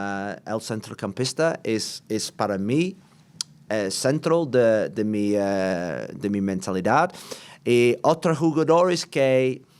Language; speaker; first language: Spanish; non-native, learner; English